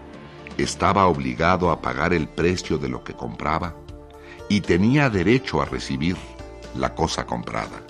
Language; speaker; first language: Spanish; native; Spanish